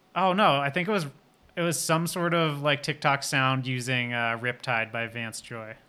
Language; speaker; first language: English; native; English